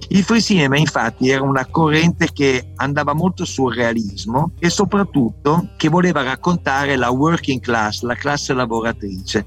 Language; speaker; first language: Italian; native; Italian